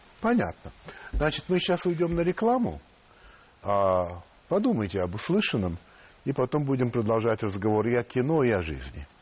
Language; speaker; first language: Russian; non-native, fluent; French